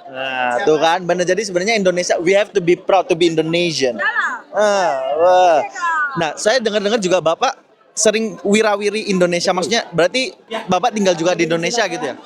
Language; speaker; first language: Indonesian; native; Indonesian